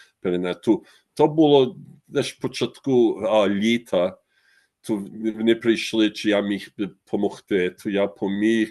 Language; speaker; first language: Ukrainian; early bilingual, heritage; Ukrainian